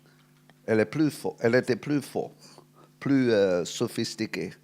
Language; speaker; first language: French; non-native, fluent; Cantonese